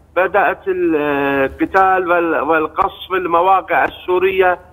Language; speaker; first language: Arabic; non-native, fluent; Turkish